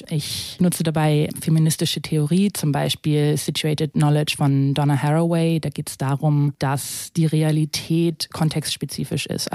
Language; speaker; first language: German; native; German